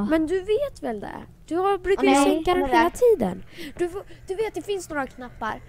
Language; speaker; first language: Swedish; native; Swedish